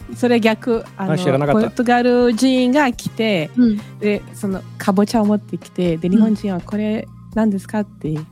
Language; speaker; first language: Japanese; early bilingual, other home language; Portuguese